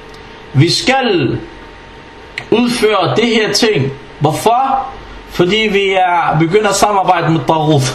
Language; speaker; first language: Danish; non-native, fluent; Arabic